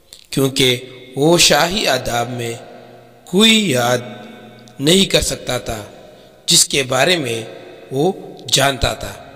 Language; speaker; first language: Urdu; native; Urdu